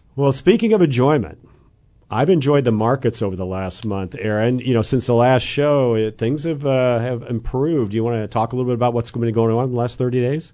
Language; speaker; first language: English; native; English